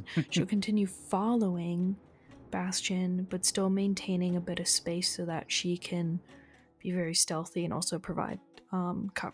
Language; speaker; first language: English; native; English